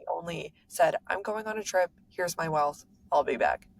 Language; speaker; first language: English; native; English